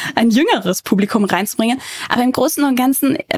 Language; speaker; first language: German; native; German